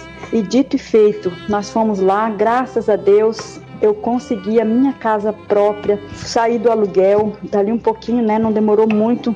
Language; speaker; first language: Portuguese; native; Portuguese